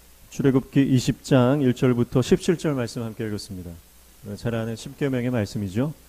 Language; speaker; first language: Korean; native; Korean